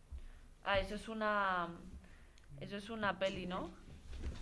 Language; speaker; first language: Spanish; native; Spanish